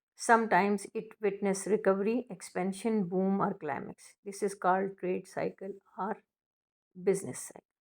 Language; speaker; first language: English; non-native, local second language; Urdu